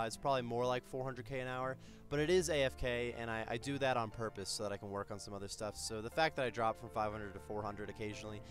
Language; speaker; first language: English; native; English